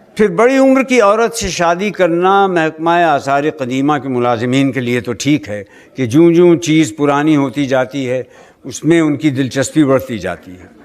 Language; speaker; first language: Urdu; native; Urdu